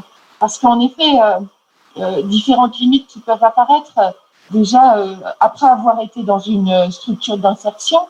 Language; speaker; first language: French; native; French